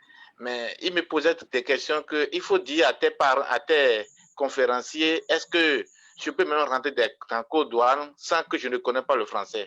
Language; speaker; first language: French; non-native, local second language; Fon